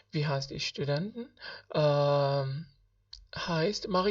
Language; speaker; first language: German; non-native, learner; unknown